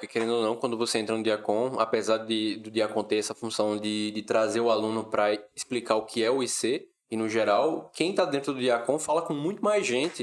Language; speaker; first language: Portuguese; native; Portuguese